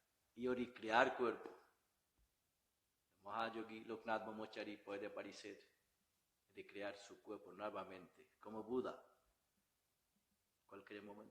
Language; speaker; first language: Spanish; non-native, learner; Bangla